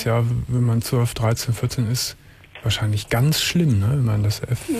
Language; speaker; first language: German; native; German